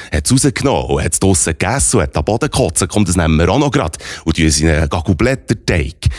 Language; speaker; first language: German; native; German